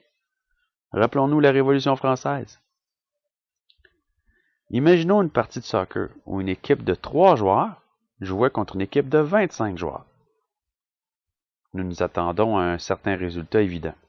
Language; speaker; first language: French; native; French